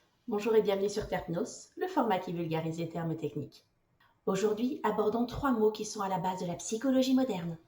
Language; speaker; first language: French; native; French